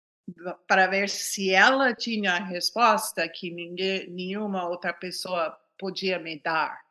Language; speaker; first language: Portuguese; non-native, fluent; English